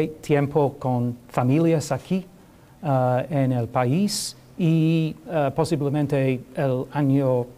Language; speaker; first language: Spanish; non-native, learner; English